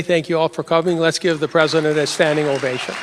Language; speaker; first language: English; native; English